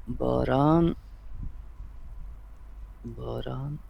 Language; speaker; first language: Persian; non-native, learner; Urdu